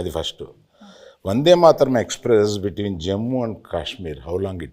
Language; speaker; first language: Telugu; native; Telugu